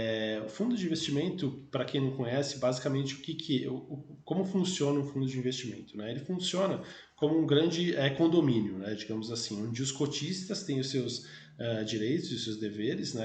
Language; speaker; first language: Portuguese; native; Portuguese